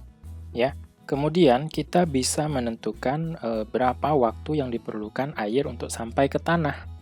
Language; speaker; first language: Indonesian; native; Indonesian